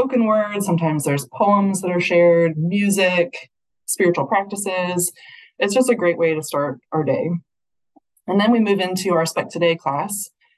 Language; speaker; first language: English; native; English